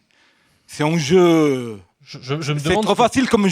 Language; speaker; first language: French; non-native, fluent; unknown